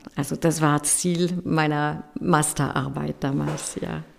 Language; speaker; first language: German; non-native, fluent; French